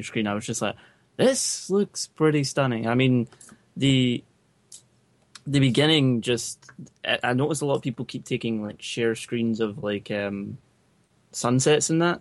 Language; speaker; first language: English; native; English